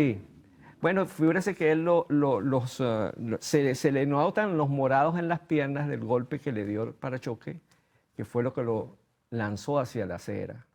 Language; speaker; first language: Spanish; native; Spanish